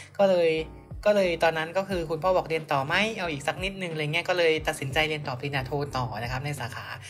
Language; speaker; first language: Thai; native; Thai